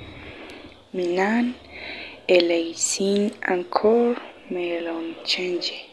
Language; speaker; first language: French; non-native, learner; Spanish